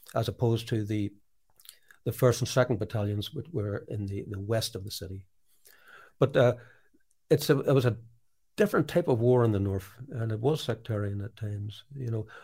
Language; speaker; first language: English; native; English